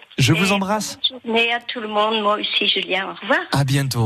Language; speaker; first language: French; native; French